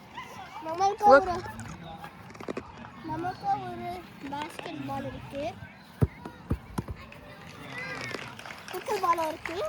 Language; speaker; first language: Tamil; early bilingual, heritage; Tamil